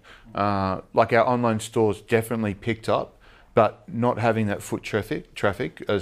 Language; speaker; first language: English; native; English